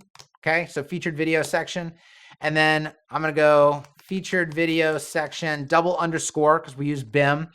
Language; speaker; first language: English; native; English